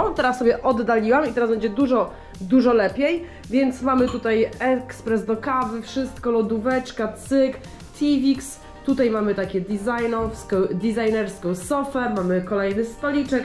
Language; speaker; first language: Polish; native; Polish